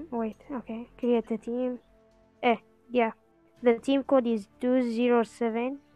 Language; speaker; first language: English; non-native, learner; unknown